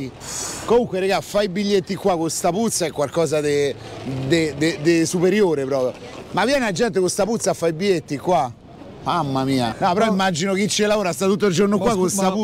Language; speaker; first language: Italian; native; Italian